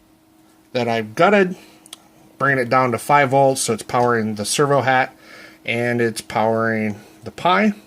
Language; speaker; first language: English; native; English